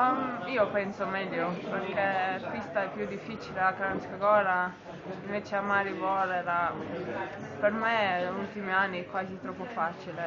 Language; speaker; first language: Italian; non-native, learner; Slovenian